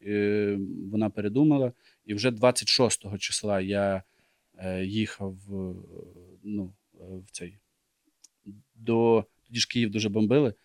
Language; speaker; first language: Ukrainian; native; Ukrainian